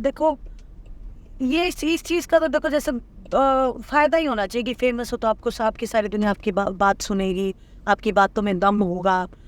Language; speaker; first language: Hindi; native; Hindi